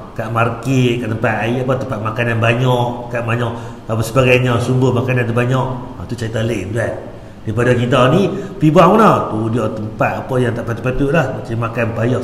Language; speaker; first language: Malay; native; Malay